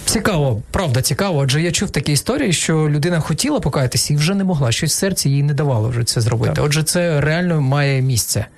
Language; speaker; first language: Ukrainian; non-native, local second language; Russian